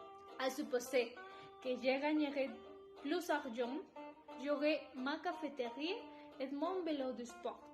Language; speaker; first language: French; non-native, learner; Spanish